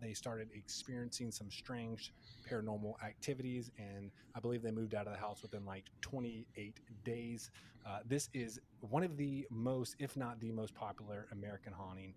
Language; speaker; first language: English; native; English